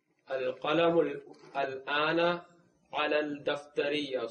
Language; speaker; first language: Arabic; non-native, learner; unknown